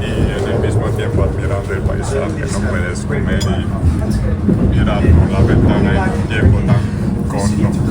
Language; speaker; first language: Spanish; non-native, fluent; Romanian